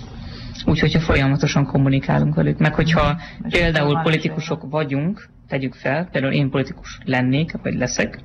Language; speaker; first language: Hungarian; native; Hungarian